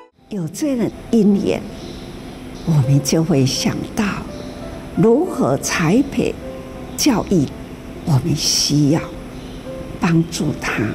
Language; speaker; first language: Chinese; native; Chinese